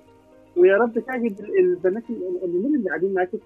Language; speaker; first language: Arabic; native; Arabic